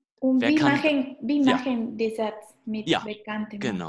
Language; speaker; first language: German; non-native, learner; Spanish